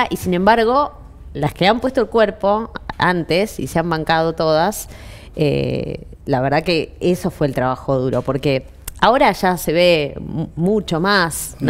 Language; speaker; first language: Spanish; native; Spanish